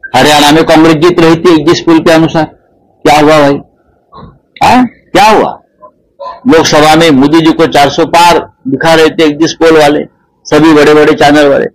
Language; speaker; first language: Hindi; non-native, local second language; Marathi